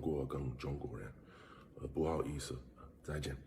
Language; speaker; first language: Chinese; non-native, learner; English